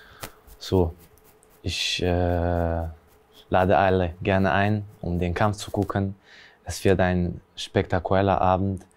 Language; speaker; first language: German; early bilingual, other home language; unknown